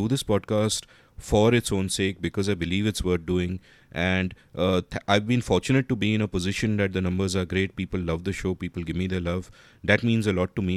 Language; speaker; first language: English; non-native, local second language; Hindi